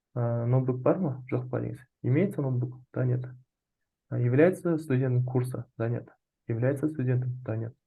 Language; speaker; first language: Russian; non-native, local second language; Kazakh